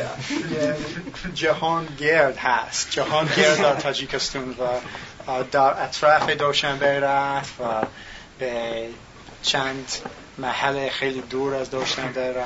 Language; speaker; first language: Persian; non-native, learner; English